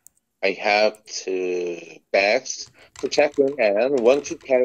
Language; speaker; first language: English; non-native, learner; Korean